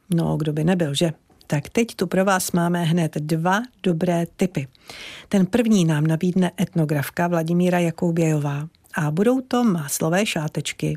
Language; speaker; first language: Czech; native; Czech